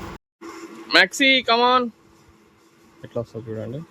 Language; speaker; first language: Telugu; native; Telugu